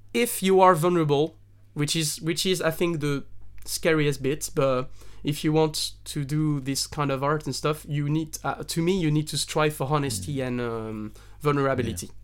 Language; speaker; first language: English; non-native, fluent; French